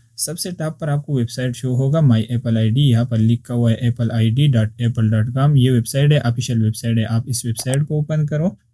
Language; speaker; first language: Urdu; non-native, local second language; Pashto